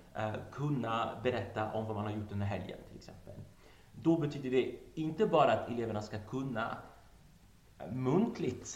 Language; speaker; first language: Swedish; non-native, fluent; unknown